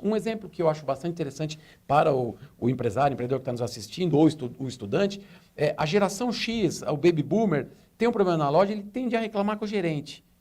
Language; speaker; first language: Portuguese; native; Portuguese